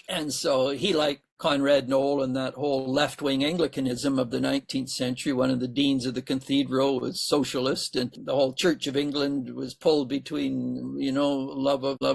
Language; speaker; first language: English; native; English